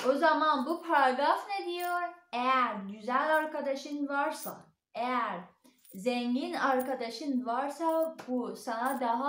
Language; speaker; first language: Turkish; non-native, learner; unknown